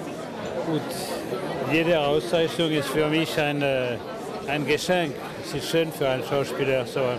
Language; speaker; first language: German; non-native, fluent; French